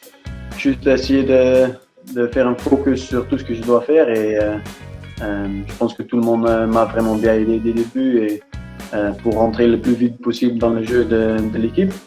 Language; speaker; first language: French; non-native, fluent; Dutch